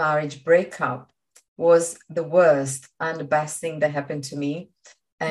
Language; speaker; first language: English; non-native, fluent; Portuguese